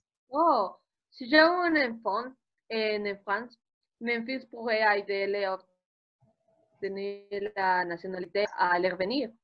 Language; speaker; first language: French; non-native, learner; Spanish